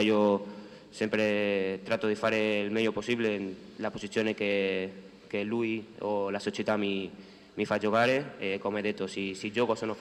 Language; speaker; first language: Italian; non-native, fluent; Spanish